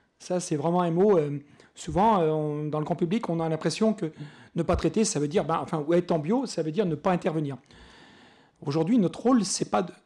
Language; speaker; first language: French; native; French